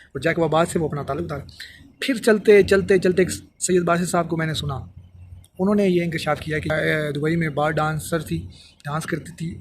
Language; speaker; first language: Urdu; native; Urdu